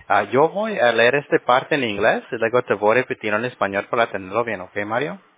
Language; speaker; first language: Spanish; early bilingual, heritage; Spanish